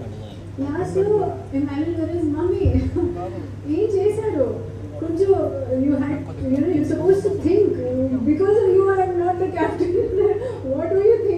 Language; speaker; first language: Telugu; non-native, learner; Hindi